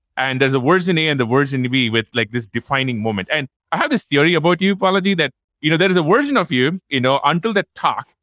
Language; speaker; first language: English; non-native, local second language; Tamil